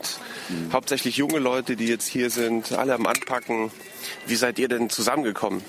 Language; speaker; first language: German; native; German